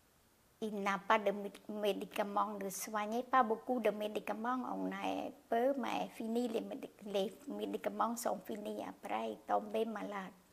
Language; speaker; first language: French; non-native, learner; Khmer